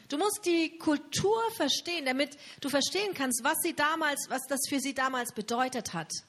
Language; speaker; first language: German; native; German